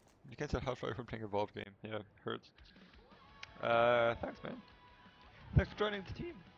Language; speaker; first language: English; non-native, fluent; French